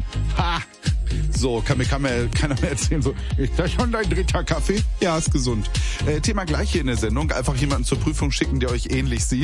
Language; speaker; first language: German; native; German